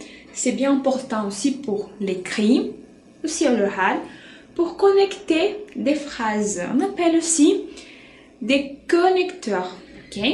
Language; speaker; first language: French; non-native, fluent; Portuguese